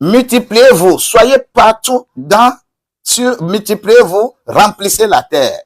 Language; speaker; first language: French; non-native, local second language; Ewe